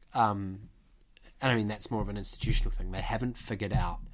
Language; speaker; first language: English; native; English